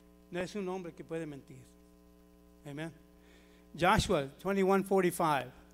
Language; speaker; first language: Spanish; early bilingual, heritage; Spanish